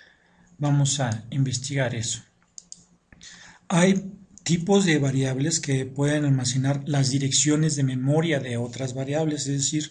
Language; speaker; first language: Spanish; native; Spanish